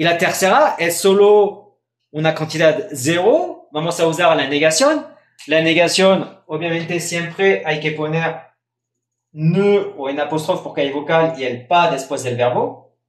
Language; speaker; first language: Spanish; non-native, fluent; French